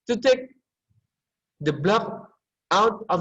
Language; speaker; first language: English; non-native, learner; Indonesian